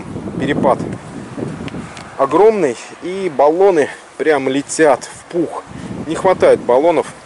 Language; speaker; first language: Russian; native; Russian